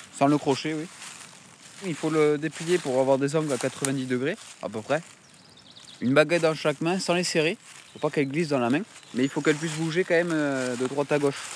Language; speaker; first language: French; native; French